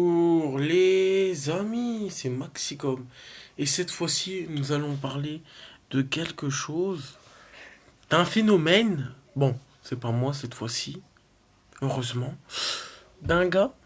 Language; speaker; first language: French; native; French